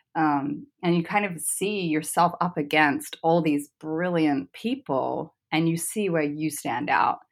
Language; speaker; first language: English; native; English